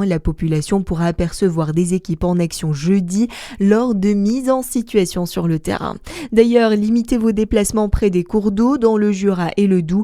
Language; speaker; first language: French; native; French